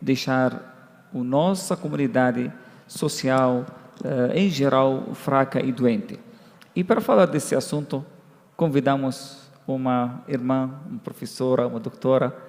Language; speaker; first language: Portuguese; non-native, fluent; Arabic